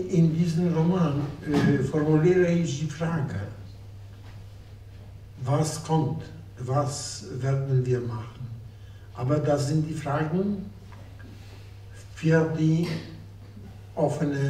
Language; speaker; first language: German; non-native, fluent; Polish